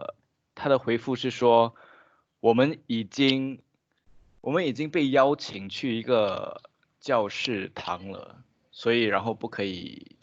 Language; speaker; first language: Chinese; early bilingual, heritage; Chinese